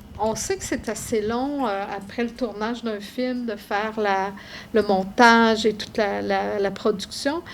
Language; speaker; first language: French; native; French